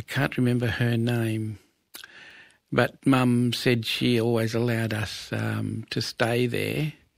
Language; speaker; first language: English; native; English